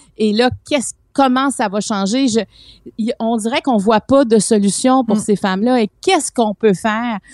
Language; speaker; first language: French; native; French